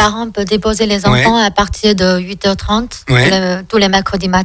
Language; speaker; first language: French; non-native, fluent; Chinese